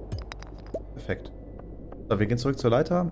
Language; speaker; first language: German; native; German